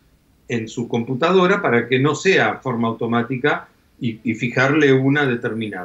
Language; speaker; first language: Spanish; native; Spanish